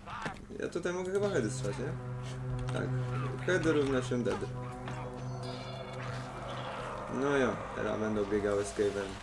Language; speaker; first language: Polish; native; Polish